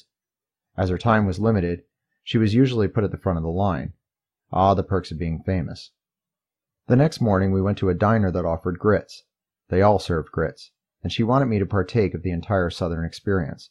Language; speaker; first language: English; native; English